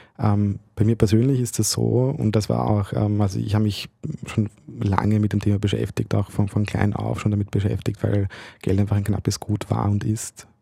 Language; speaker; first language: German; early bilingual, other home language; Bosnian